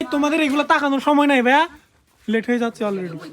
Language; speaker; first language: Bangla; native; Bangla